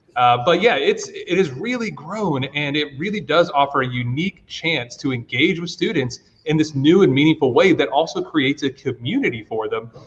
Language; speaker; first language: English; native; English